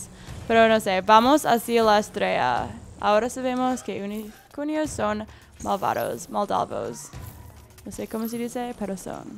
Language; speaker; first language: Spanish; non-native, learner; English